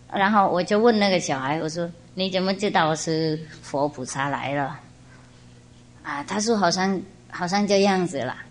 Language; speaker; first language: Chinese; non-native, fluent; Vietnamese